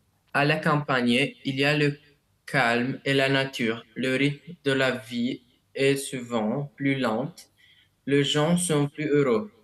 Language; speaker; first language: French; non-native, learner; Romanian